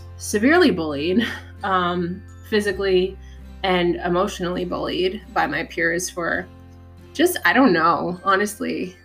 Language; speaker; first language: English; native; English